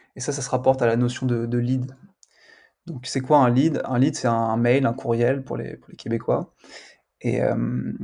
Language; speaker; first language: French; native; French